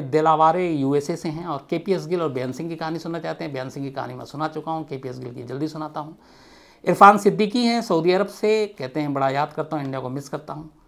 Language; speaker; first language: Hindi; native; Hindi